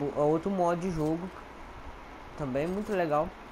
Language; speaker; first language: Portuguese; native; Portuguese